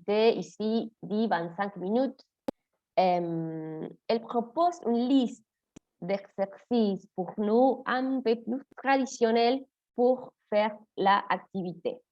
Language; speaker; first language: French; non-native, fluent; Spanish